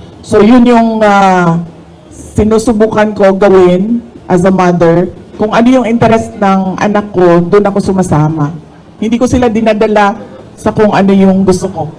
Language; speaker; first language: Filipino; non-native, local second language; Cebuano